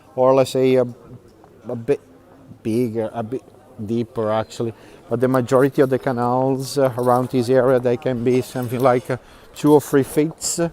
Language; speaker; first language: English; non-native, fluent; Italian